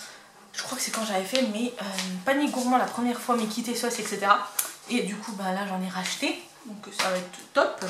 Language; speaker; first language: French; native; French